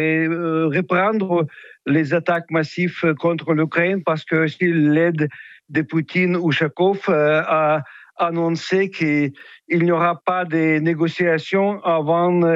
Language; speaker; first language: French; non-native, fluent; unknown